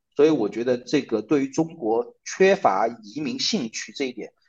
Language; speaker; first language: Chinese; native; Chinese